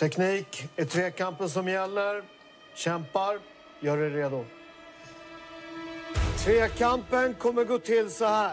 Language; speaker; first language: Swedish; native; Swedish